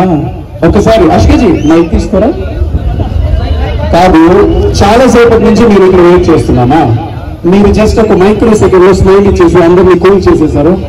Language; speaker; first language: Telugu; native; Telugu